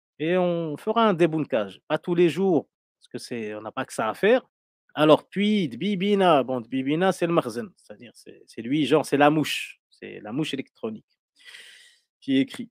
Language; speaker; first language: French; non-native, local second language; Arabic